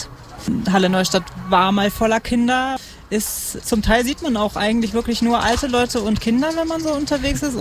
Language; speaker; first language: German; native; German